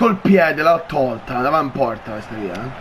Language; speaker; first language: Italian; native; Italian